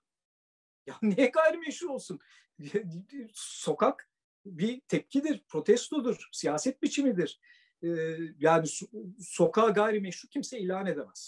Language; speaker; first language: Turkish; native; Turkish